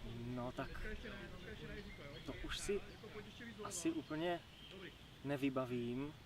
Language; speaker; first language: Czech; native; Czech